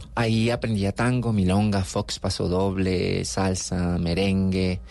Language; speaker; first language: Spanish; native; Spanish